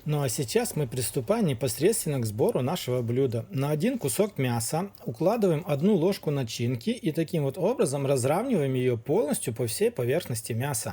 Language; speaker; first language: Russian; native; Russian